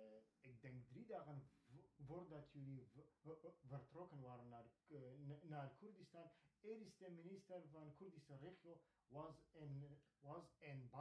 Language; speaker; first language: Dutch; non-native, fluent; Kurdish